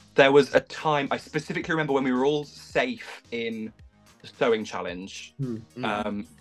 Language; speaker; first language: English; native; English